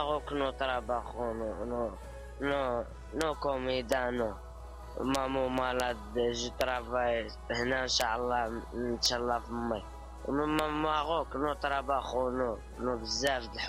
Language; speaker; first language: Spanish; non-native, learner; Arabic